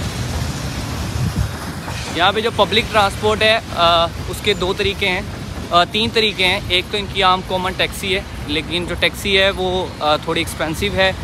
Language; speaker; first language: Urdu; non-native, local second language; Punjabi